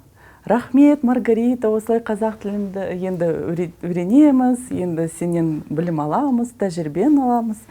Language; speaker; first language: Kazakh; non-native, learner; Russian